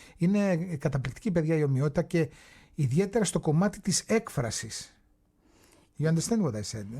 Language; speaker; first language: Greek; native; Greek